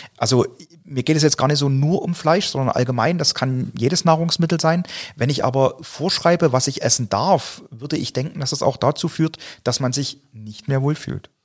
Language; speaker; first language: German; native; German